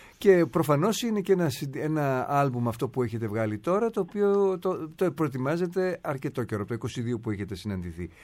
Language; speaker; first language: Greek; native; Greek